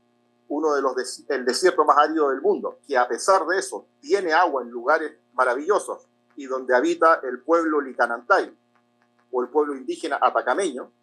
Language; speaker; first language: Spanish; native; Spanish